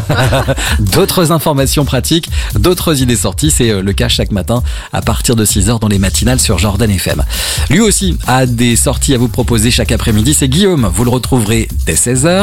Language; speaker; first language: French; native; French